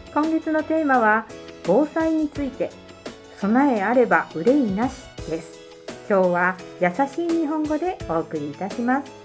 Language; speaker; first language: Japanese; native; Japanese